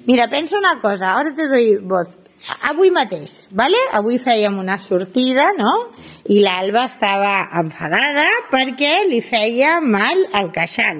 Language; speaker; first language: Spanish; native; Spanish